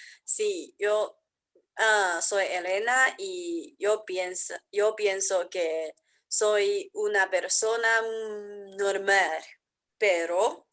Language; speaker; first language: Spanish; non-native, learner; English